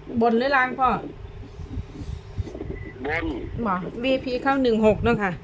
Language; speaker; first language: Thai; non-native, local second language; Lao